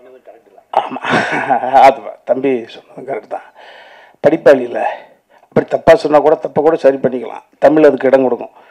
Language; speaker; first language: Tamil; native; Tamil